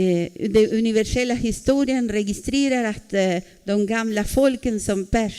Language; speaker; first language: Swedish; non-native, fluent; Spanish